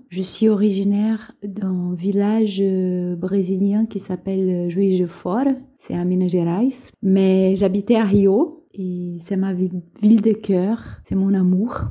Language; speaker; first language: French; non-native, local second language; Portuguese